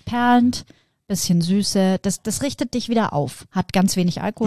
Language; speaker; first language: German; native; German